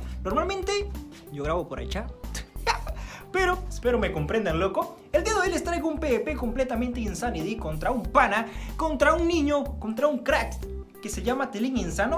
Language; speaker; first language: Spanish; native; Spanish